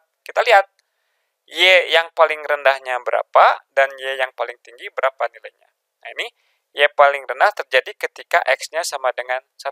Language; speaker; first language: Indonesian; native; Indonesian